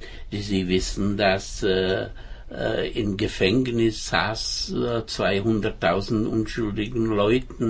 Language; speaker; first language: German; non-native, fluent; Czech